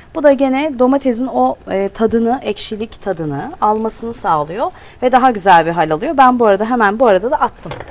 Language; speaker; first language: Turkish; native; Turkish